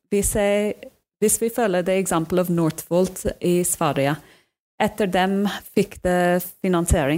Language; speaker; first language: Norwegian; non-native, fluent; English